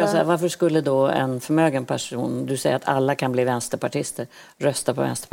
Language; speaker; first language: Swedish; native; Swedish